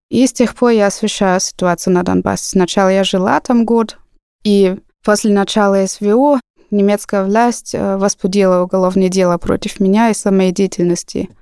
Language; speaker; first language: Russian; non-native, fluent; German